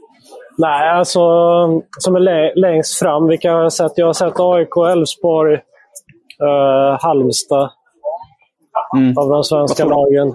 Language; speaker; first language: Swedish; native; Swedish